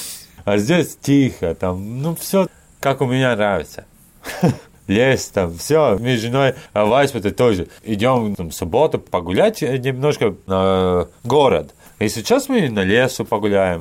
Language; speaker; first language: Russian; non-native, learner; Latvian